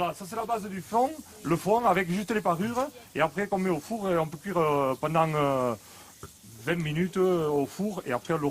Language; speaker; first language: French; native; French